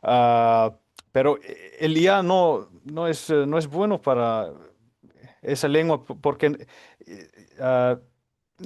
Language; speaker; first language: Spanish; non-native, fluent; Finnish